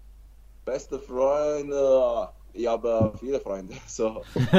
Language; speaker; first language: German; non-native, learner; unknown